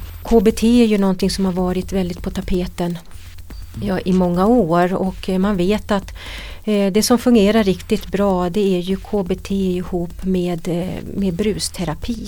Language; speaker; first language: Swedish; native; Swedish